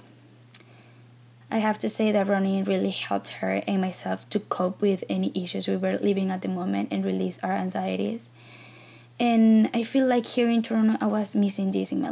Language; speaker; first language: English; non-native, fluent; Spanish